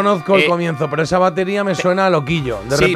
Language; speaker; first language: Spanish; native; Spanish